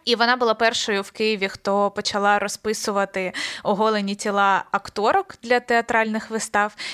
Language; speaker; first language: Ukrainian; native; Ukrainian